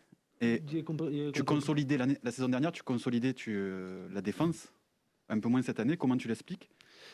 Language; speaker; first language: French; native; French